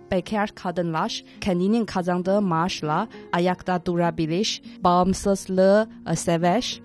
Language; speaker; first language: Turkish; non-native, fluent; Chinese